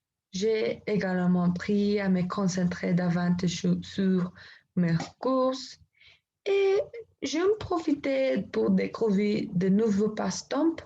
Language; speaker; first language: French; non-native, learner; Spanish